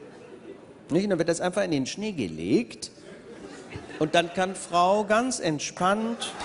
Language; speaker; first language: German; native; German